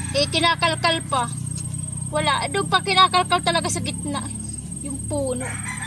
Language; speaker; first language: Filipino; non-native, local second language; Waray